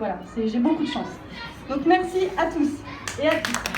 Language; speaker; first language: French; native; French